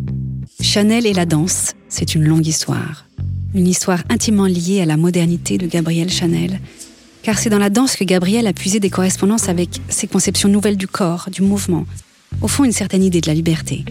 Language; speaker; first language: French; native; French